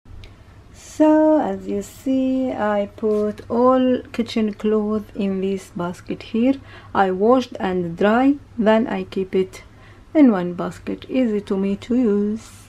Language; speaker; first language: English; non-native, learner; Arabic